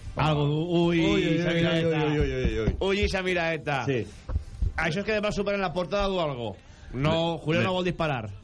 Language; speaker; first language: Catalan; native; Catalan